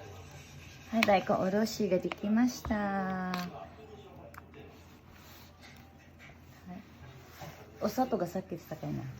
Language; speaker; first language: Japanese; non-native, learner; Cebuano